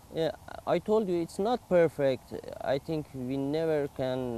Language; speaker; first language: English; non-native, learner; Persian